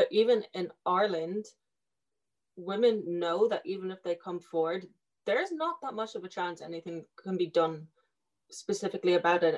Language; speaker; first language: English; native; English